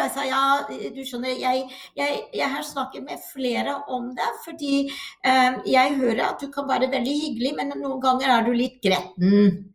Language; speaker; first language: Norwegian; non-native, fluent; English